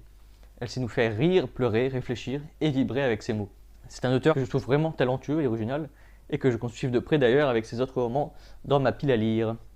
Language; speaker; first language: French; native; French